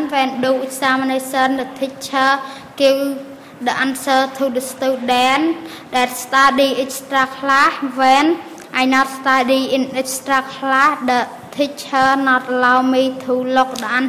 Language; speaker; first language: English; non-native, learner; Khmer